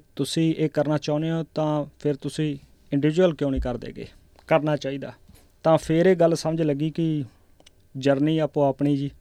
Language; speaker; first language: Punjabi; native; Punjabi